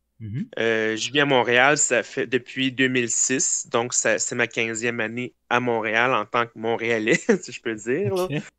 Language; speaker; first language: French; native; French